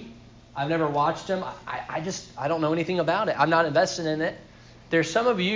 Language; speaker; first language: English; native; English